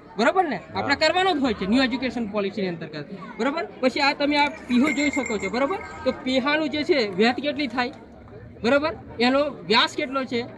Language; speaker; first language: Gujarati; non-native, local second language; Rathawi